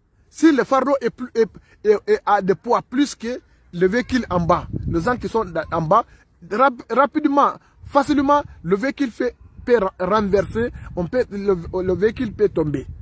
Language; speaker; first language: French; non-native, local second language; Mandingo